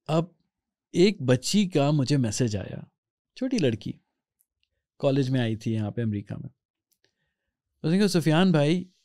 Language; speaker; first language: Urdu; native; Urdu